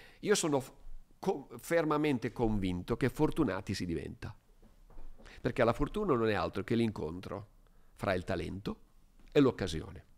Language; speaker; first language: Italian; native; Italian